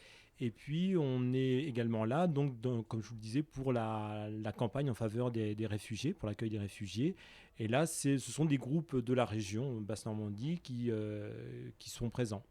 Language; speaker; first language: French; native; French